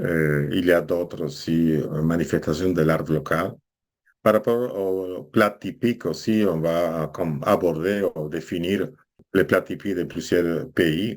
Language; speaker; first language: French; non-native, fluent; Spanish